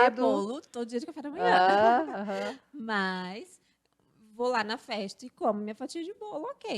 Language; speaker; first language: Portuguese; native; Portuguese